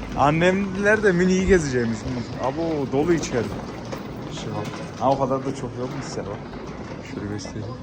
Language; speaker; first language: Turkish; early bilingual, heritage; Turkish